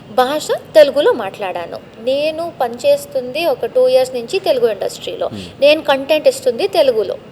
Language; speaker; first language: Telugu; non-native, local second language; Tamil